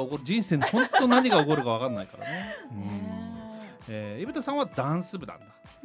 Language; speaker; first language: Japanese; native; Japanese